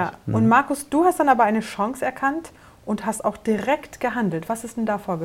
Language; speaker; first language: German; native; German